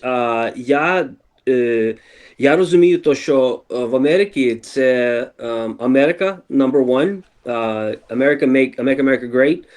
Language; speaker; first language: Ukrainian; early bilingual, other home language; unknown